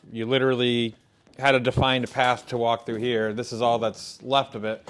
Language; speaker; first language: English; native; English